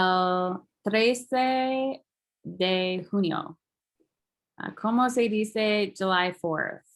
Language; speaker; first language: Spanish; non-native, learner; English